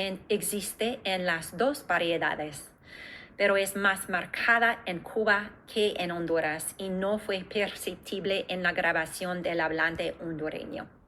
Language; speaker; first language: Spanish; non-native, fluent; English